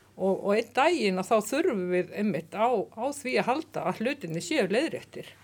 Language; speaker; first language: Icelandic; native; Icelandic